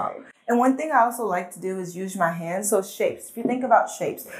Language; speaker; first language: English; early bilingual, other home language; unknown